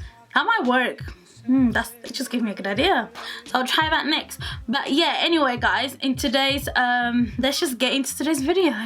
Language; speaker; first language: English; native; English